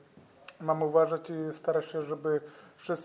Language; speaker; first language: Polish; non-native, learner; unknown